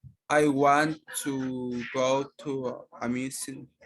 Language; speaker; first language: English; non-native, learner; Spanish